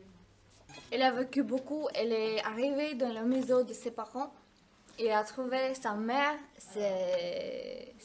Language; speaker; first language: French; non-native, learner; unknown